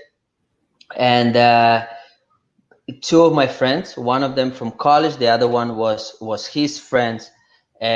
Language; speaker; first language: English; non-native, fluent; Russian